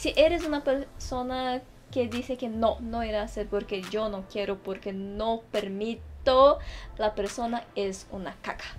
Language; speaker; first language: Spanish; non-native, fluent; Portuguese